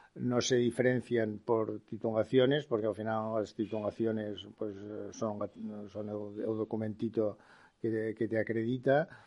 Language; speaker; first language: Spanish; non-native, local second language; Catalan